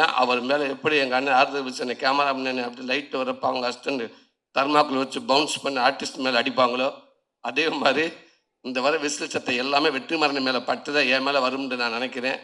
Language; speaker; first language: Tamil; native; Tamil